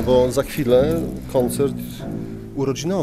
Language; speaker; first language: Polish; native; Polish